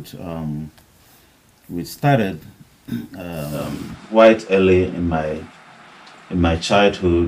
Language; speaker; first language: English; non-native, local second language; Igbo